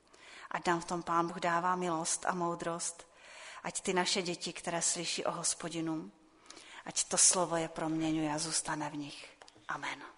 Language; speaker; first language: Czech; non-native, local second language; Polish